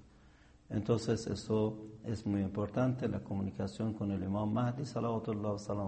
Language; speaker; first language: Spanish; non-native, fluent; Persian